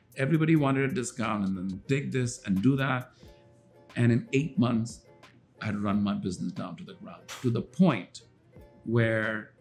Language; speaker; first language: English; non-native, local second language; Hindi